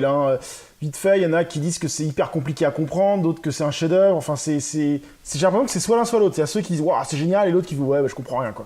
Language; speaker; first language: French; native; French